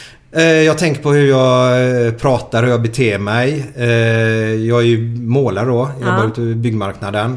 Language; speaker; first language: Swedish; native; Swedish